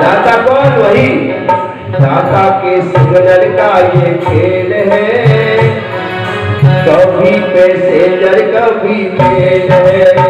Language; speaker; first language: Hindi; native; Hindi